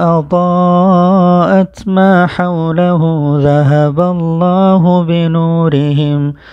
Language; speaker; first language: Arabic; non-native, fluent; Malayalam